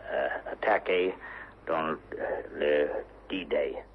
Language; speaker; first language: French; non-native, learner; English